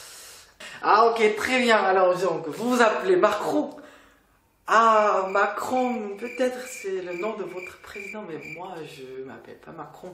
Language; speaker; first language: French; non-native, fluent; Korean